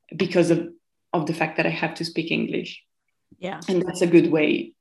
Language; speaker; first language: English; non-native, fluent; Italian